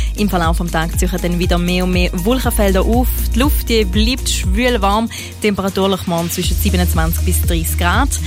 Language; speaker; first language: German; native; German